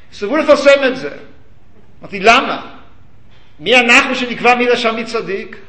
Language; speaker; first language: Hebrew; early bilingual, other home language; English